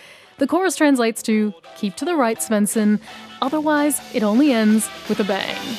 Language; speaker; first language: English; native; English